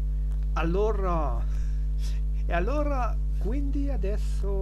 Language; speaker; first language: Italian; non-native, learner; German